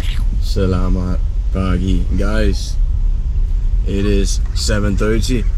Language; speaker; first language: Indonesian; non-native, learner; Danish